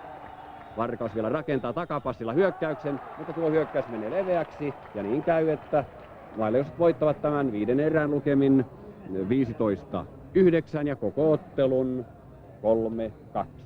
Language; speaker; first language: Finnish; native; Finnish